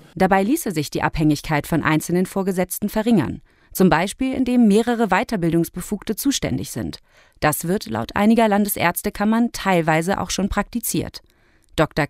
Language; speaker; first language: German; native; German